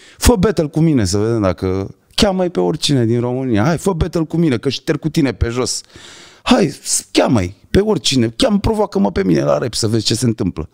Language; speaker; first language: Romanian; native; Romanian